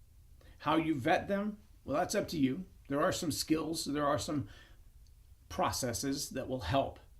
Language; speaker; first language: English; native; English